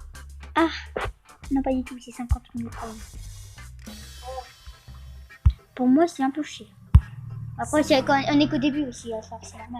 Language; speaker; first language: French; native; French